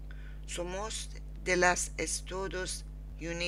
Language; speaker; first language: Spanish; non-native, learner; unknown